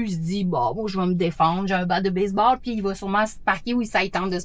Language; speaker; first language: French; native; French